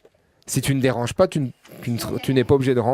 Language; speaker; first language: French; native; French